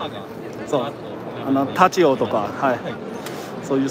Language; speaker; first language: Japanese; non-native, fluent; Chinese